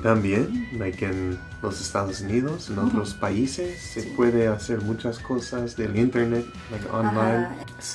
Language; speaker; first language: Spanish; non-native, learner; English